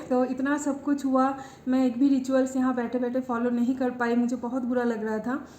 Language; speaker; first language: Hindi; non-native, local second language; Bangla